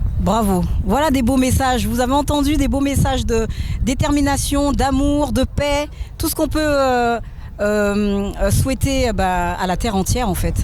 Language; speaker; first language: French; native; French